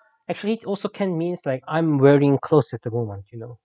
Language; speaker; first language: English; non-native, fluent; Korean